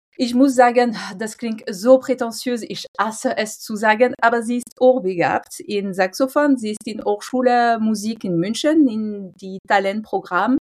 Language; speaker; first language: German; non-native, fluent; French